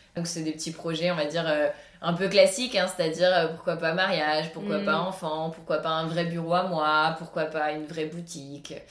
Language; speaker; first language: French; native; French